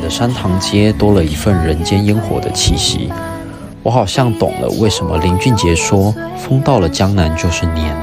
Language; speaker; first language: Chinese; native; Chinese